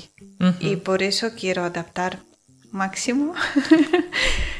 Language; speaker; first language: Spanish; non-native, learner; Ukrainian